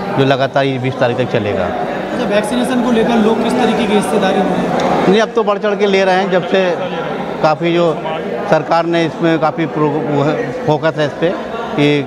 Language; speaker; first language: Hindi; native; Hindi